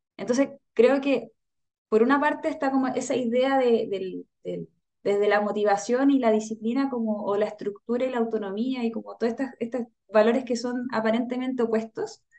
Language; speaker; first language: Spanish; native; Spanish